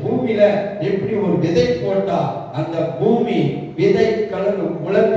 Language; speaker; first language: Tamil; native; Tamil